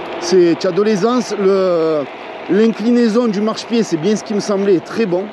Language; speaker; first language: French; native; French